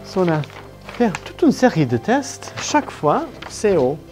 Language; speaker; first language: French; non-native, learner; Italian